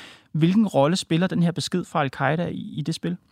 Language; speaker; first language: Danish; native; Danish